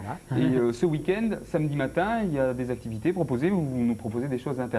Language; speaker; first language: French; native; French